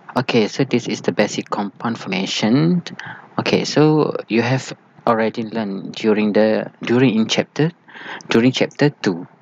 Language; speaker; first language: English; non-native, local second language; Malay